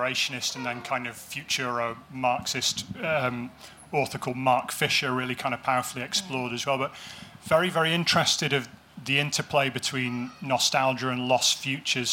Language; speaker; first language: English; native; English